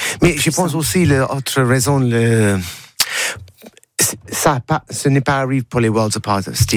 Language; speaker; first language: French; non-native, learner; English